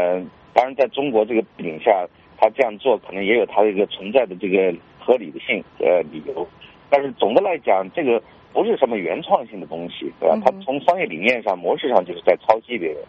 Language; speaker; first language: Chinese; native; Chinese